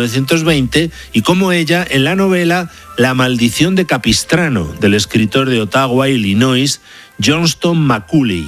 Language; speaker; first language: Spanish; native; Spanish